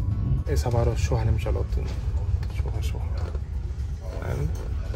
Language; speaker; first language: Hungarian; non-native, learner; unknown